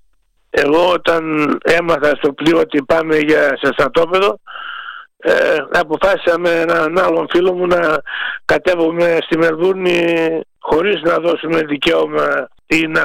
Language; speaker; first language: Greek; native; Greek